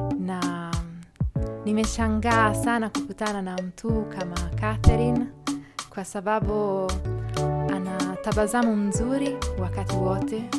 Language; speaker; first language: Swahili; non-native, fluent; Italian